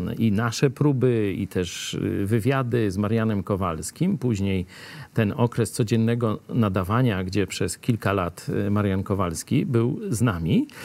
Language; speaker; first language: Polish; native; Polish